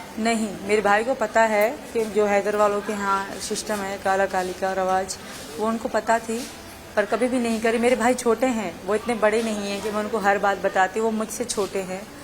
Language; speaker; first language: Urdu; non-native, local second language; Sindhi